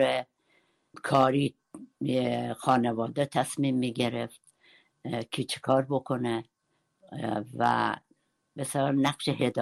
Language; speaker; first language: Persian; non-native, local second language; Kurdish